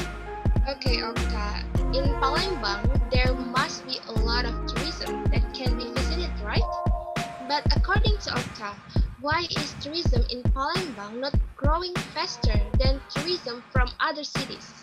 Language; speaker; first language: English; non-native, learner; Indonesian